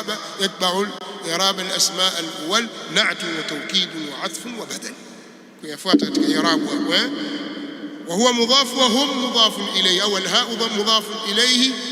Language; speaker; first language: Arabic; non-native, fluent; Swahili